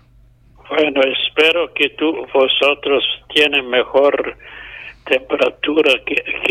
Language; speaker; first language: Spanish; non-native, fluent; English